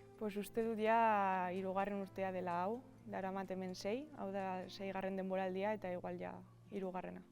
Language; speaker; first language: Basque; non-native, local second language; Spanish